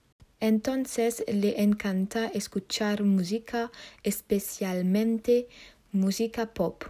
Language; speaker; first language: Spanish; non-native, learner; French